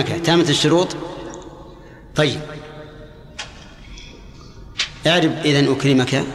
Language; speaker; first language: Arabic; native; Arabic